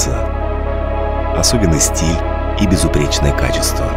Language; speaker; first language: Russian; native; Russian